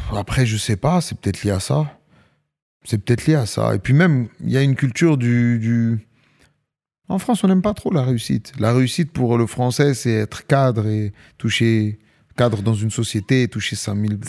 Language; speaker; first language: French; native; French